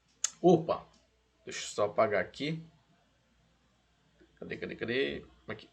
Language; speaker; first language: Portuguese; native; Portuguese